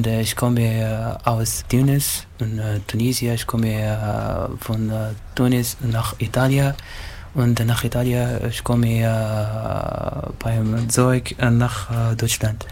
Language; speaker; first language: German; non-native, learner; Arabic